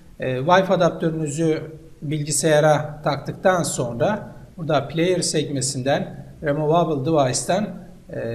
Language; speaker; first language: Turkish; native; Turkish